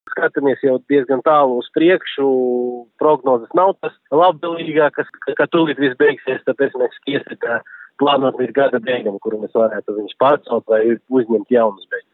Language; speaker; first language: Latvian; non-native, local second language; Russian